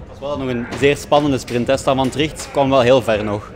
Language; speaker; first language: Dutch; native; Dutch